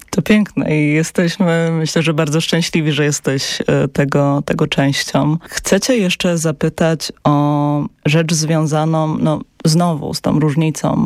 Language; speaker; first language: Polish; native; Polish